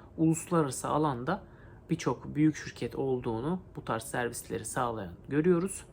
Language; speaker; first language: Turkish; native; Turkish